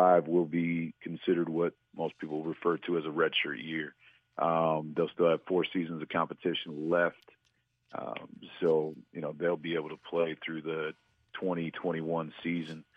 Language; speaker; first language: English; native; English